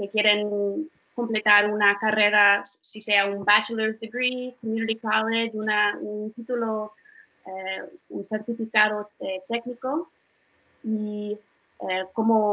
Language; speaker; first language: Spanish; non-native, fluent; English